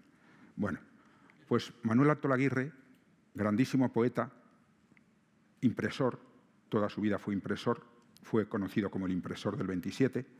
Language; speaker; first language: Spanish; native; Spanish